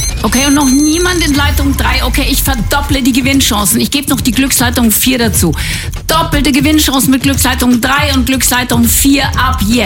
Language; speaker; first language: German; native; German